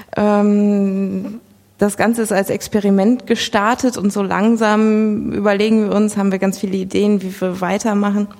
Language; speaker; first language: German; native; German